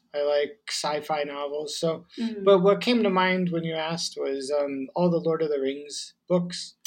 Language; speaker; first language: English; native; English